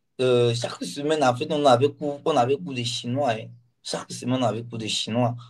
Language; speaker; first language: French; non-native, local second language; Ghomala